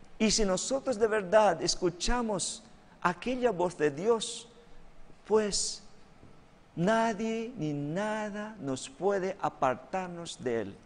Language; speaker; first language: Spanish; non-native, fluent; Filipino